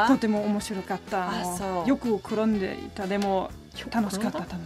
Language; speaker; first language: Japanese; non-native, learner; German